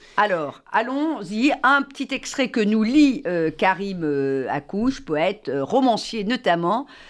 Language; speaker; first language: French; native; French